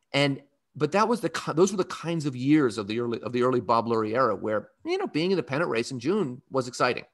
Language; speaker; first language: English; native; English